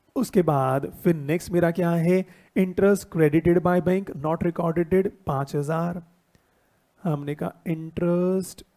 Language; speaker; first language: Hindi; native; Hindi